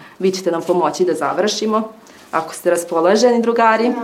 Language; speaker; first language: Serbian; native; Serbian